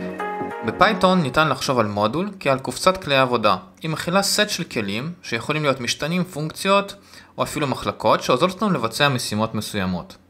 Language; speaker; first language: Hebrew; native; Hebrew